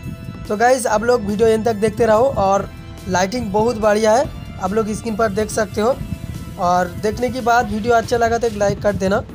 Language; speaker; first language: Hindi; non-native, local second language; Bangla